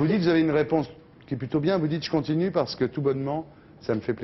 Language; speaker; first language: French; native; French